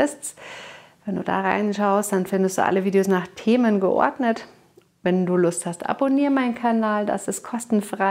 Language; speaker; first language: German; native; German